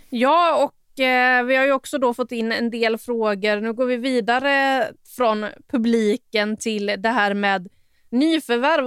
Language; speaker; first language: Swedish; native; Swedish